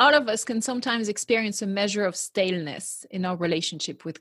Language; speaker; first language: English; non-native, fluent; French